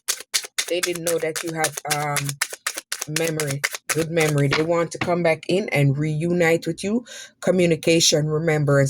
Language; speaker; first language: English; native; English